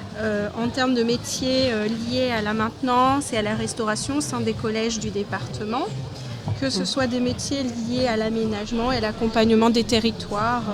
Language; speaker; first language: French; native; French